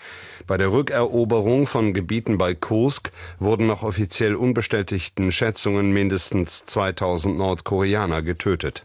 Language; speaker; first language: German; native; German